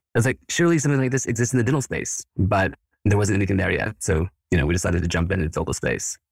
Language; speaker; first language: English; early bilingual, other home language; Spanish